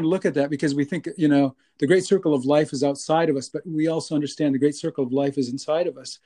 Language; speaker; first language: English; native; English